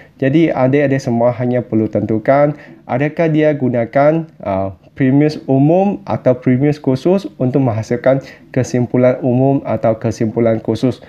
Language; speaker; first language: Malay; non-native, local second language; Chinese